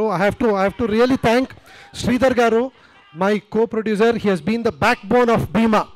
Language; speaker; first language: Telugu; non-native, learner; Kannada